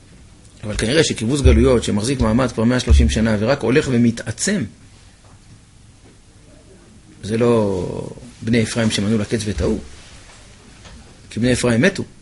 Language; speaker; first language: Hebrew; native; Hebrew